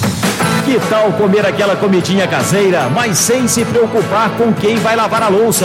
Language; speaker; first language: Portuguese; native; Portuguese